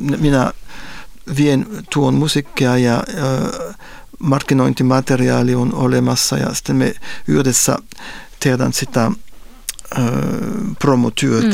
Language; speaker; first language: Finnish; non-native, fluent; French